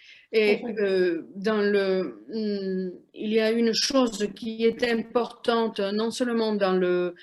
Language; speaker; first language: French; non-native, fluent; Spanish